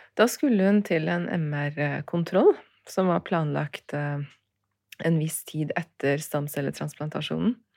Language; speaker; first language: Norwegian; early bilingual, other home language; Turkish